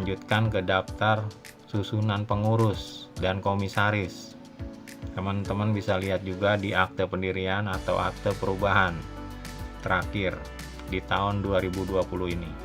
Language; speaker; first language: Indonesian; native; Indonesian